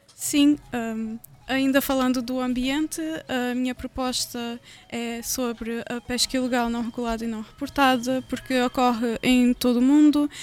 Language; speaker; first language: Portuguese; native; Portuguese